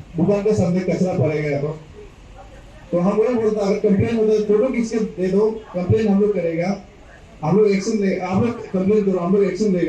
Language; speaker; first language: Hindi; non-native, local second language; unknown